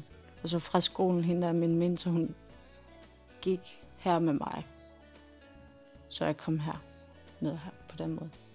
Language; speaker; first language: Danish; non-native, local second language; Kalaallisut